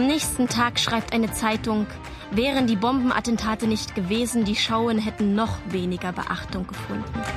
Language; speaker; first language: German; native; German